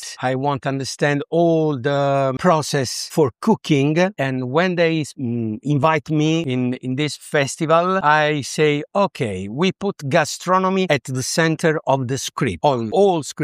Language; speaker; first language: English; non-native, learner; Italian